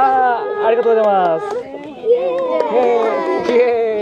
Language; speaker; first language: Japanese; non-native, learner; Korean